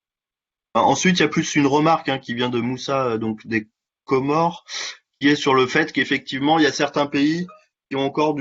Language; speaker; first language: French; native; French